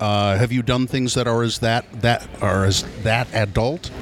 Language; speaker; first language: English; native; English